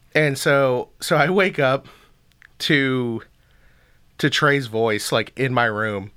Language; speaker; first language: English; early bilingual, other home language; Filipino